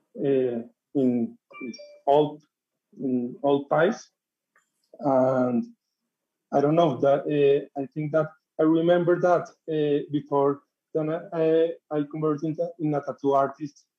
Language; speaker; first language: English; non-native, learner; Spanish